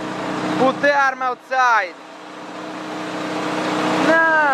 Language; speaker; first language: English; non-native, learner; Italian